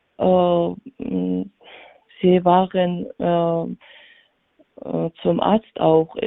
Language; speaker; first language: German; non-native, learner; Georgian